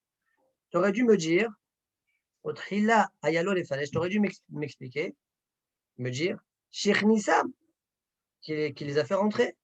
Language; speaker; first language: French; native; French